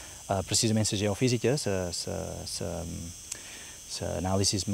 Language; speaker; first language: Catalan; native; Catalan